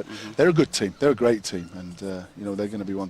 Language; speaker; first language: English; native; English